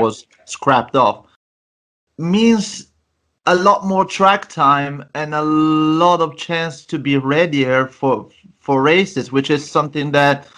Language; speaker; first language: English; non-native, fluent; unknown